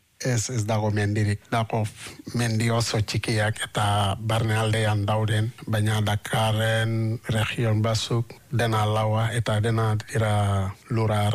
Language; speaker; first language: Basque; non-native, fluent; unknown